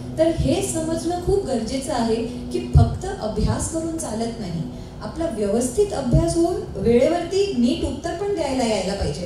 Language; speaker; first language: Marathi; non-native, local second language; Hindi